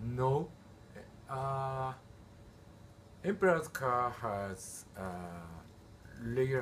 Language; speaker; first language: English; non-native, learner; Japanese